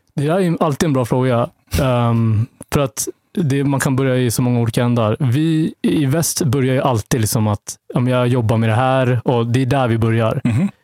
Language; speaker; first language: Swedish; native; Swedish